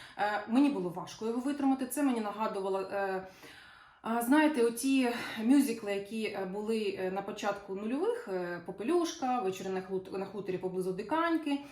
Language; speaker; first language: Ukrainian; non-native, local second language; Russian